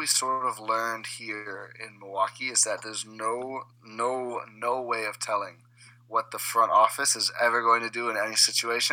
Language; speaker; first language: English; native; English